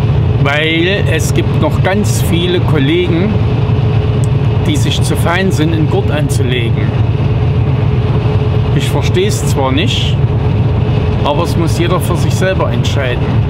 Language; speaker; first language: German; native; German